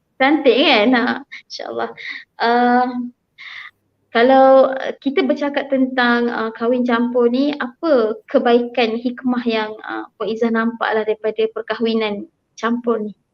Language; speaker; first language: Malay; native; Malay